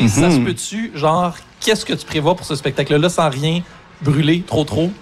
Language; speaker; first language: French; native; French